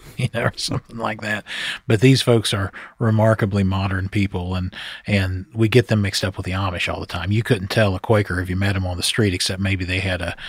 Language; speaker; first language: English; native; English